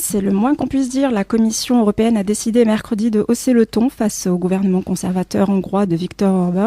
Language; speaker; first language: French; native; French